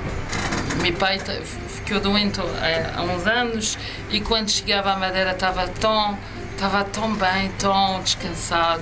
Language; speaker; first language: Portuguese; early bilingual, heritage; Portuguese